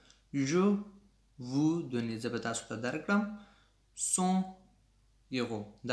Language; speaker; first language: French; non-native, learner; Pashto